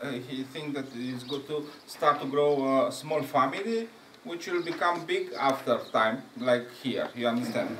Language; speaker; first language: English; non-native, learner; Romanian